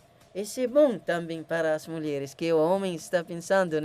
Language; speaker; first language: Portuguese; non-native, learner; Arabic